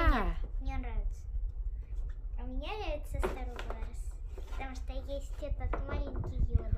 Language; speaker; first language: Russian; early bilingual, heritage; Russian